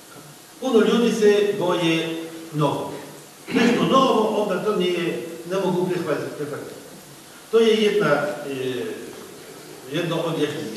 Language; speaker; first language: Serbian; non-native, fluent; French